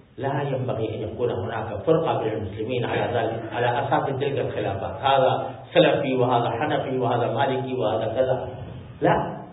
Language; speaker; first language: Arabic; non-native, fluent; Urdu